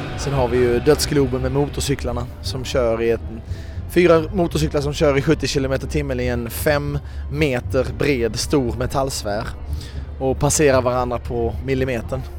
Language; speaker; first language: Swedish; early bilingual, other home language; Romanian